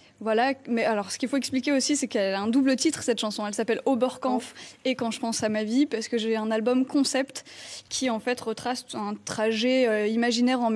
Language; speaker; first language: French; native; French